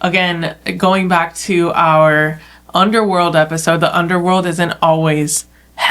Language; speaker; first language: English; native; English